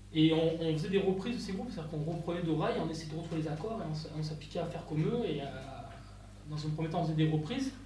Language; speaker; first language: French; native; French